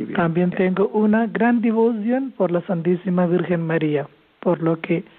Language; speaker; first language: Spanish; non-native, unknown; Malayalam